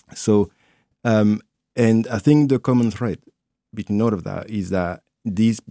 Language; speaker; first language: English; non-native, fluent; French